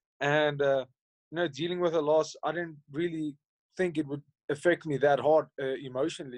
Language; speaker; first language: English; non-native, local second language; Afrikaans